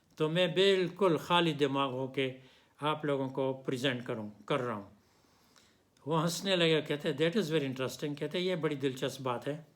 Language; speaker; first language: Urdu; non-native, local second language; Pashto